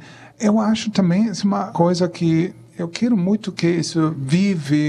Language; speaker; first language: Portuguese; non-native, fluent; German